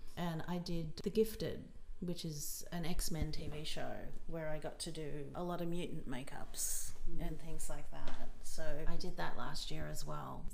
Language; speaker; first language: English; native; English